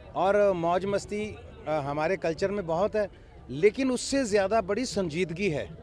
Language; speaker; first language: Hindi; non-native, local second language; Punjabi